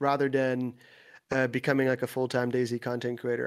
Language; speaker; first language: English; non-native, fluent; Dutch